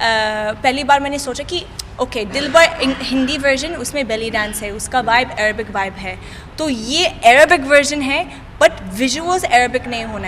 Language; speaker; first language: Hindi; non-native, fluent; English